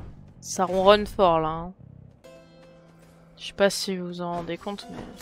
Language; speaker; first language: French; native; French